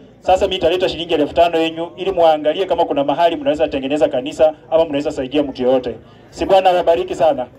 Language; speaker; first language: Swahili; non-native, local second language; Luyia